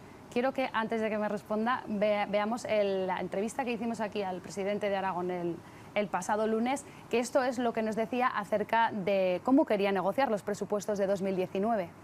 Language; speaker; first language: Spanish; native; Spanish